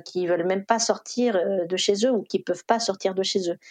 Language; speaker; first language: French; non-native, fluent; Spanish